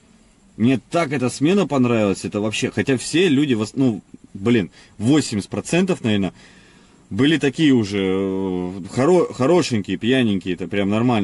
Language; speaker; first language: Russian; native; Russian